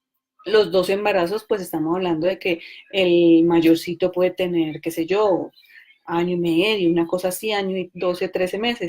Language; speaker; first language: Spanish; native; Spanish